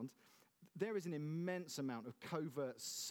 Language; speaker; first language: English; native; English